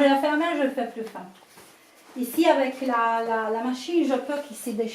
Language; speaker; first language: French; non-native, learner; Italian